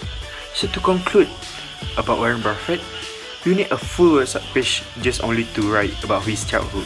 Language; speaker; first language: English; non-native, local second language; Malay